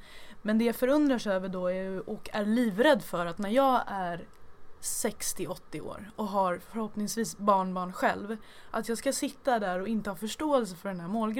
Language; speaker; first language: Swedish; native; Swedish